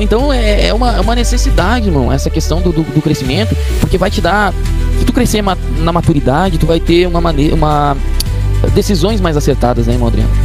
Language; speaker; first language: Portuguese; native; Portuguese